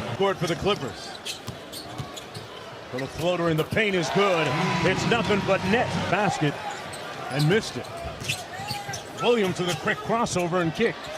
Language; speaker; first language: English; native; English